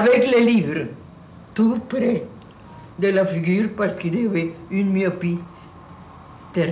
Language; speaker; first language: French; non-native, fluent; Spanish